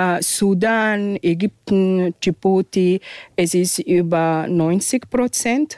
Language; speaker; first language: German; non-native, fluent; Arabic